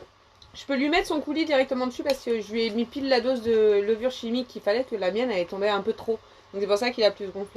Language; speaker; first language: French; native; French